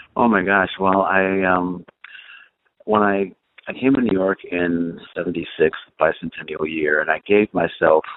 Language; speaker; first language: English; native; English